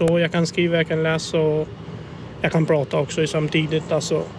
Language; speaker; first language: Swedish; non-native, fluent; Albanian